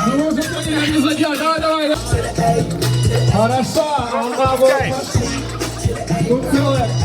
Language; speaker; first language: Russian; native; Russian